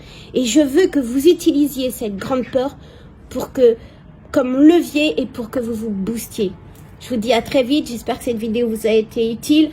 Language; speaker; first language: French; native; French